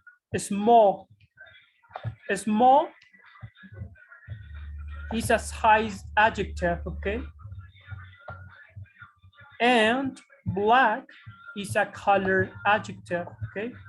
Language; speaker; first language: English; non-native, fluent; Spanish